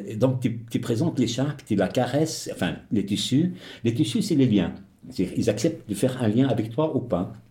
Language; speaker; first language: French; non-native, local second language; Arabic